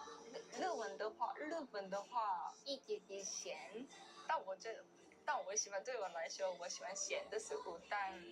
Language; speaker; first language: Chinese; non-native, learner; Korean